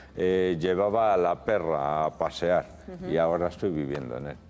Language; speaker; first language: Spanish; native; Spanish